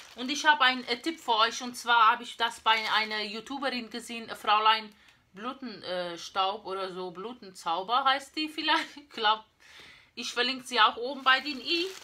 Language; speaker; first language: German; non-native, learner; Portuguese